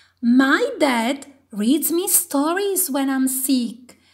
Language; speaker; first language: English; non-native, fluent; Italian